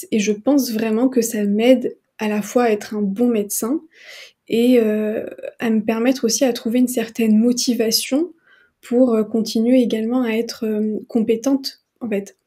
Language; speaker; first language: French; non-native, local second language; Arabic